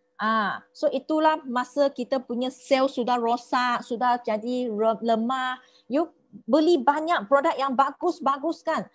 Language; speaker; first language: Malay; non-native, local second language; Chinese